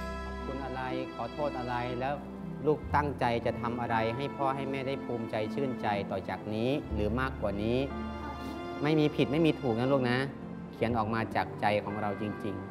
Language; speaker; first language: Thai; native; Thai